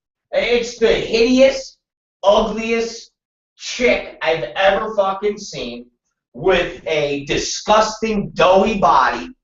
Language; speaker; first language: English; native; English